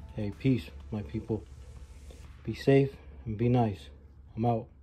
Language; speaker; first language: English; early bilingual, other home language; Spanish